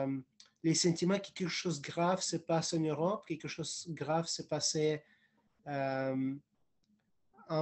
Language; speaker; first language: French; non-native, fluent; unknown